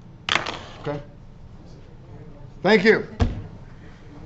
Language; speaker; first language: English; native; English